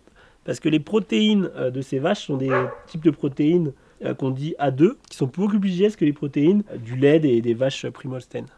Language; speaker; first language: French; native; French